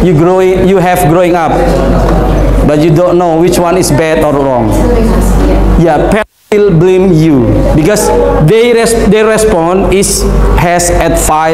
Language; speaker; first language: English; non-native, fluent; Indonesian